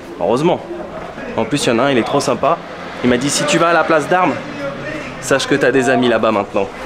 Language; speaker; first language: French; native; French